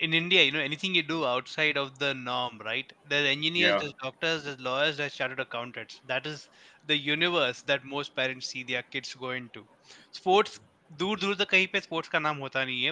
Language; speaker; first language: English; non-native, local second language; Hindi